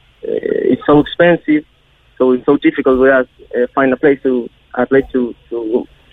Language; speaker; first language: English; non-native, learner; Spanish